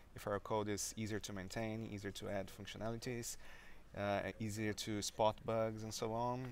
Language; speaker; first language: English; non-native, fluent; Portuguese